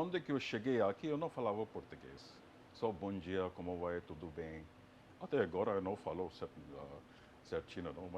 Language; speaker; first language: Portuguese; non-native, fluent; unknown